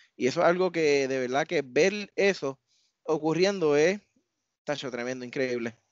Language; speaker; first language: Spanish; native; Spanish